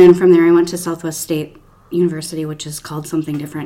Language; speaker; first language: English; native; English